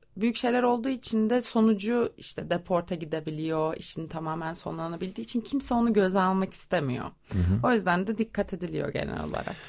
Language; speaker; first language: Turkish; native; Turkish